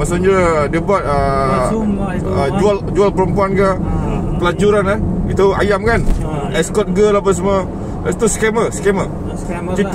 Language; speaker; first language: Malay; non-native, local second language; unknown